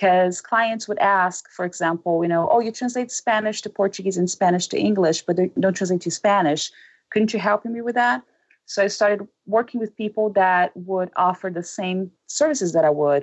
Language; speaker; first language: English; non-native, fluent; Portuguese